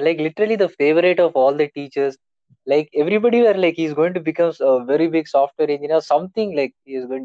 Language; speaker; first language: English; non-native, local second language; Tamil